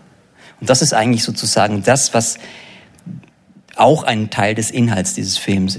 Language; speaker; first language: German; native; German